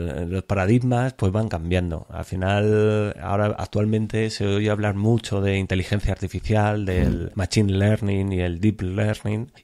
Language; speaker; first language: Spanish; native; Spanish